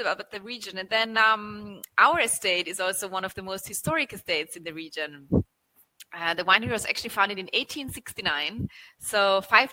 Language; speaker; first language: English; non-native, fluent; German